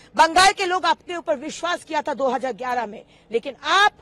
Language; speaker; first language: Hindi; non-native, local second language; Bangla